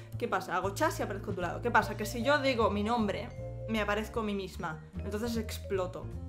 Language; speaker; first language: Spanish; native; Spanish